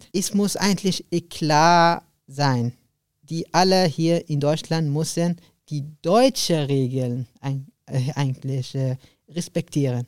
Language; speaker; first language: German; non-native, learner; Arabic